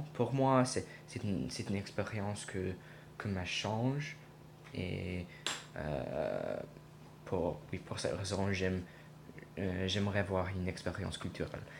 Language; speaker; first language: French; non-native, learner; English